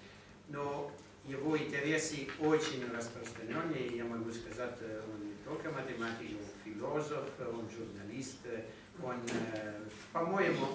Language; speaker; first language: Russian; non-native, fluent; Italian